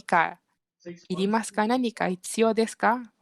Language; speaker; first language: Japanese; non-native, learner; Malay